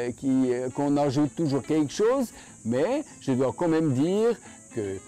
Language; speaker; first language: French; non-native, fluent; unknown